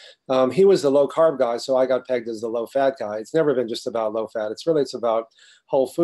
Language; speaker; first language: English; native; English